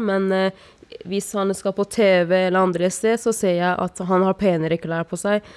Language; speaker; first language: Norwegian; non-native, fluent; Persian